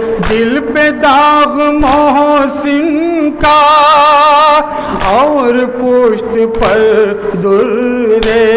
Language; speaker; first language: Urdu; native; Urdu